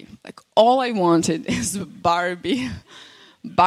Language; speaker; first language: English; non-native, fluent; Russian